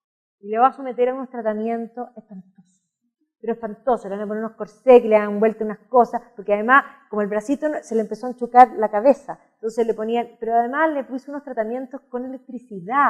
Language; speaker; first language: Spanish; native; Spanish